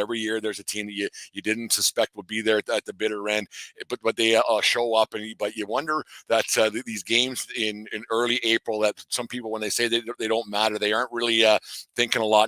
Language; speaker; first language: English; native; English